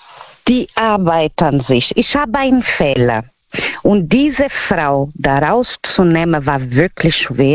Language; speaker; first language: German; non-native, learner; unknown